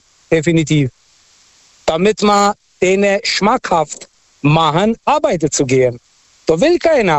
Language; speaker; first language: German; non-native, fluent; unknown